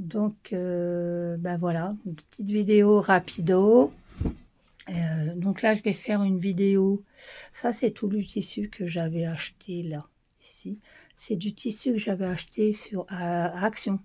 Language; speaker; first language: French; native; French